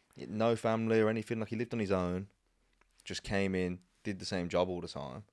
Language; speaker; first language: English; native; English